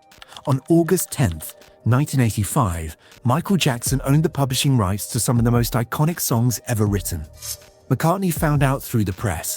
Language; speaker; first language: English; native; English